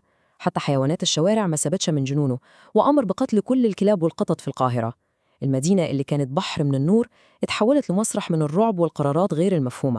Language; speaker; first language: Arabic; native; Arabic